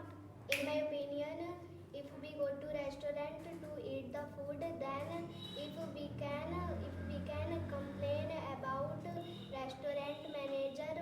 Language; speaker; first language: English; non-native, learner; Hindi